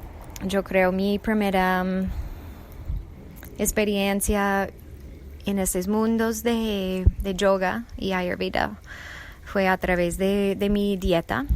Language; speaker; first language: Spanish; non-native, fluent; English